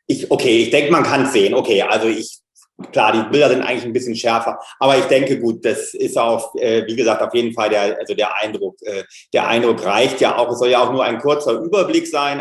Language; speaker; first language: German; native; German